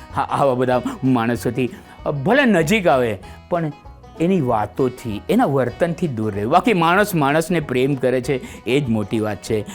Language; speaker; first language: Gujarati; native; Gujarati